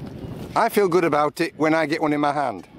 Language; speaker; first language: English; native; English